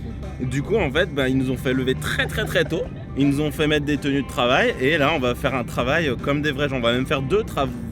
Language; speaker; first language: French; native; French